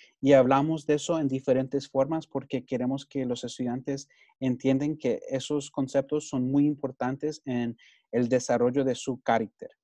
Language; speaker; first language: Spanish; early bilingual, heritage; Spanish